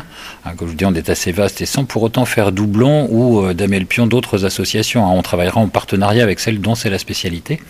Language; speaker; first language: French; native; French